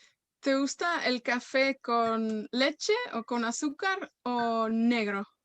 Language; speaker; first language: Spanish; non-native, fluent; Welsh